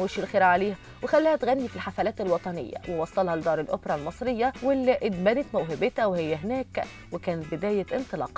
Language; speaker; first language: Arabic; native; Arabic